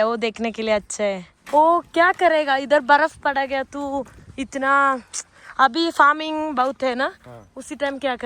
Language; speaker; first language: Hindi; non-native, learner; Malayalam